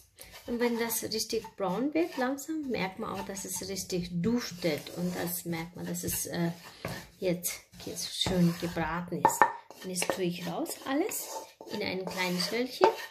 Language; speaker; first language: German; non-native, learner; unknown